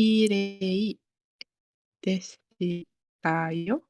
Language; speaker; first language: Japanese; non-native, fluent; Malay